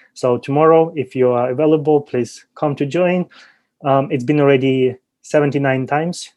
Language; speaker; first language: English; non-native, fluent; Ukrainian